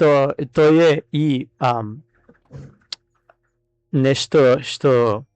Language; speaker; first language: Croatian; non-native, learner; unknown